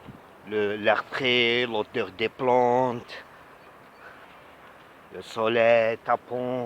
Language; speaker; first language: French; non-native, local second language; Arabic